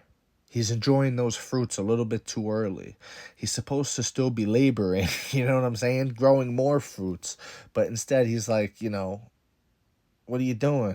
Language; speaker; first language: English; native; English